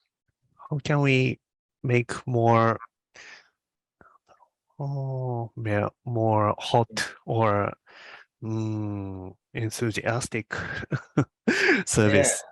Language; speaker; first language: English; non-native, learner; Japanese